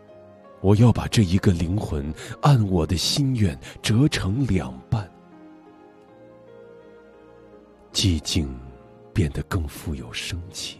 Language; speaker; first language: Chinese; native; Chinese